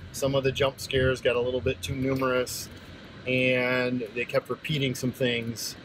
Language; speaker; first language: English; native; English